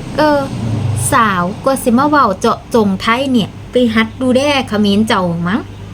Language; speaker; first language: Thai; non-native, local second language; Lao